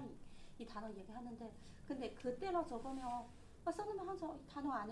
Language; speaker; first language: Korean; non-native, learner; Chinese